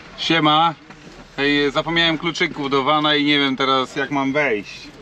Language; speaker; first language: Polish; native; Polish